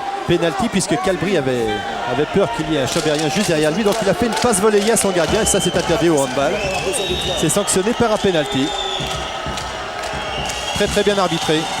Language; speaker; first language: French; native; French